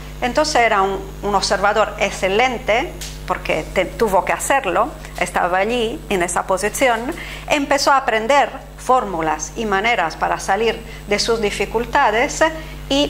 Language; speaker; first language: Spanish; non-native, fluent; Italian